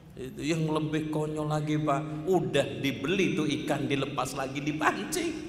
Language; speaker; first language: Indonesian; native; Indonesian